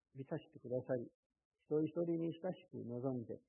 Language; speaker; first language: Japanese; non-native, fluent; English